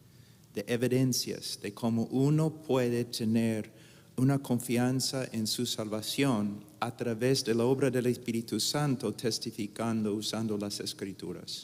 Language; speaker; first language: Spanish; non-native, fluent; English